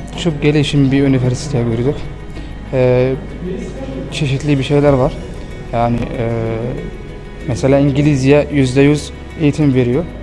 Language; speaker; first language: Turkish; non-native, learner; Arabic